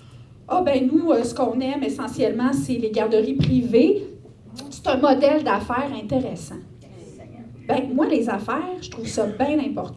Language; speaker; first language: French; native; French